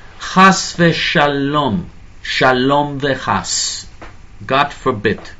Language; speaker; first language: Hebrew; non-native, fluent; English